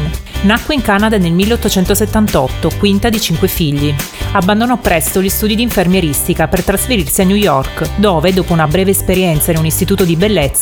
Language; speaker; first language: Italian; native; Italian